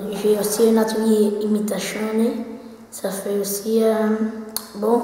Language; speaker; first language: French; non-native, local second language; Dutch